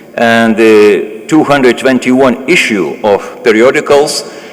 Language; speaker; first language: English; non-native, fluent; Lithuanian